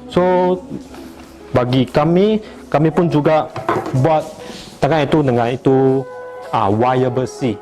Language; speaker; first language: Indonesian; non-native, local second language; Chinese